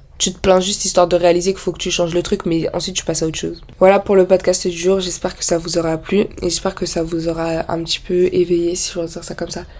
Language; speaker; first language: French; native; French